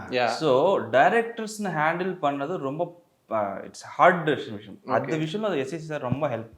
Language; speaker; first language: Tamil; non-native, learner; Telugu